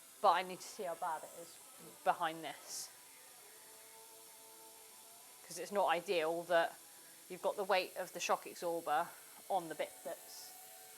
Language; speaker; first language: English; native; English